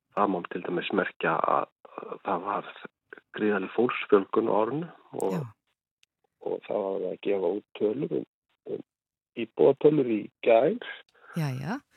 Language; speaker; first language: Icelandic; native; Icelandic